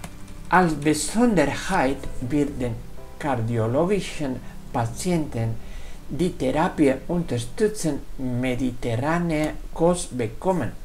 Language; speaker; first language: German; non-native, fluent; Spanish